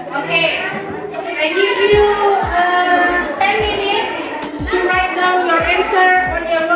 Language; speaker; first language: English; non-native, fluent; Indonesian